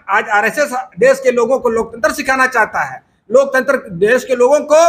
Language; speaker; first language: Hindi; native; Hindi